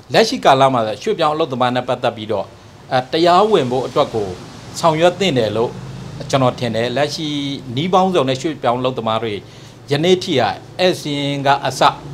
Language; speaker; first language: Burmese; non-native, local second language; Mon